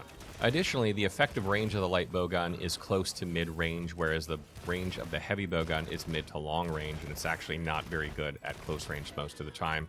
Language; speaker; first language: English; native; English